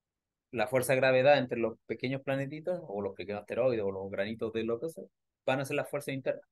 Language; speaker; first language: Spanish; native; Spanish